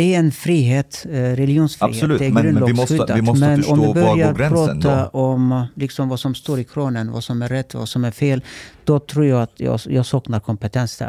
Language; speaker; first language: Swedish; early bilingual, other home language; Turkish